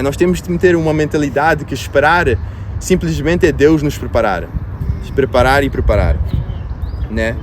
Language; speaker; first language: Portuguese; non-native, fluent; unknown